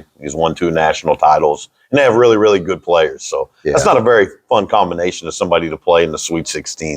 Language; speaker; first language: English; native; English